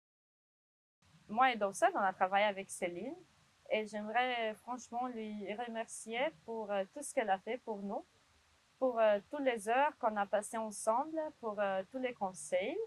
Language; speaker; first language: French; non-native, fluent; Romanian